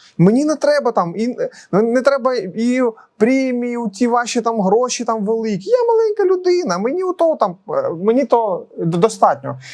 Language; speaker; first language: Ukrainian; non-native, local second language; Russian